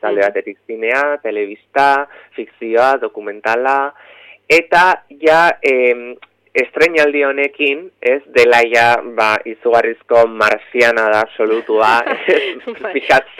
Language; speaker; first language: Basque; native; Basque